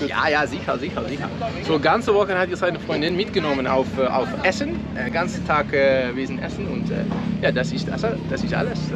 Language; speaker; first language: German; non-native, learner; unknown